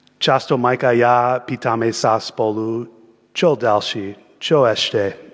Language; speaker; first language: Slovak; non-native, learner; English